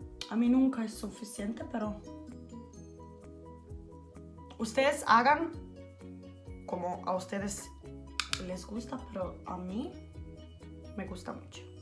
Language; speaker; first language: Spanish; non-native, learner; Bosnian